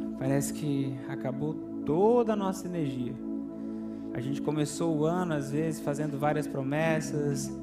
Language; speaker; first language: Portuguese; native; Portuguese